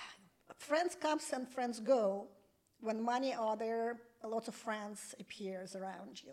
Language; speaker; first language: English; non-native, fluent; Russian